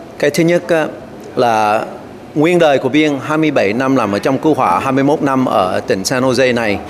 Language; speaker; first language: Vietnamese; early bilingual, other home language; English